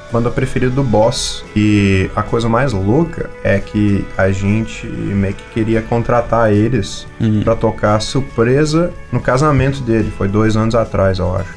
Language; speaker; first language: Portuguese; early bilingual, heritage; Portuguese